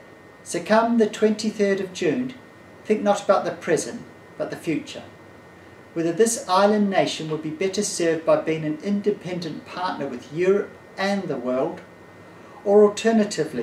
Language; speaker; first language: English; native; English